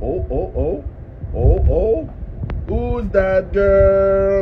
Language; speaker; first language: English; non-native, fluent; French